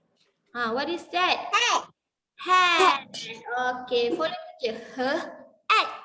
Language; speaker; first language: English; non-native, local second language; Malay